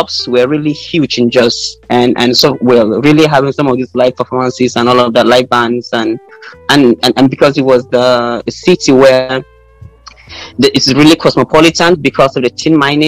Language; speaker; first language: English; non-native, local second language; Hausa